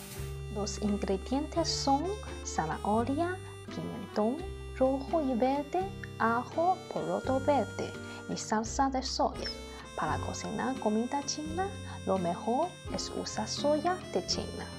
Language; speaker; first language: Spanish; non-native, learner; Chinese